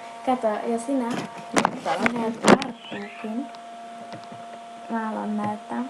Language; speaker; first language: Finnish; early bilingual, heritage; Finnish